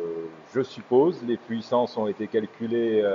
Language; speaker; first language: French; native; French